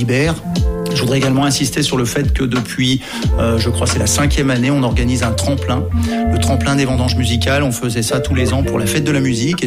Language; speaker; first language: French; native; French